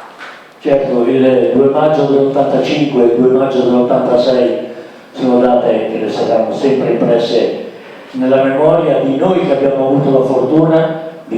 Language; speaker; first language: Italian; native; Italian